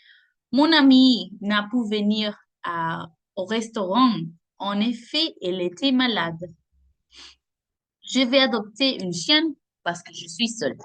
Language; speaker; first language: French; non-native, learner; Spanish